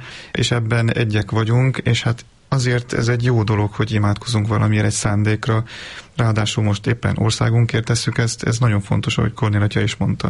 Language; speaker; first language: Hungarian; native; Hungarian